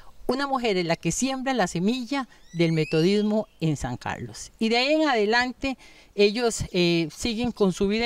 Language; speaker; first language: Spanish; native; Spanish